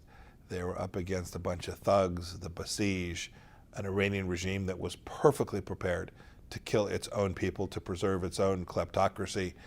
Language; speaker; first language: English; native; English